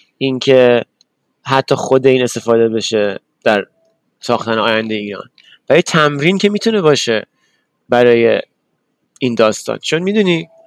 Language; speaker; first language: Persian; early bilingual, other home language; English